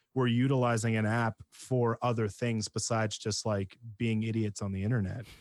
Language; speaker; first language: English; native; English